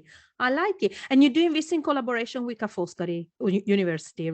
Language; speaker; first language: English; non-native, fluent; Italian